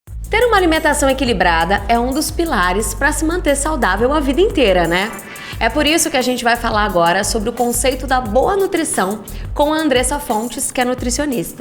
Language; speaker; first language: Portuguese; native; Portuguese